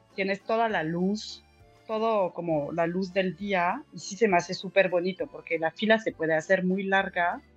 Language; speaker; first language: Spanish; non-native, fluent; French